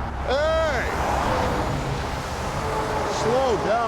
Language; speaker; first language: English; native; English